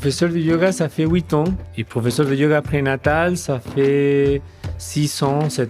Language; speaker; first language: French; non-native, fluent; Spanish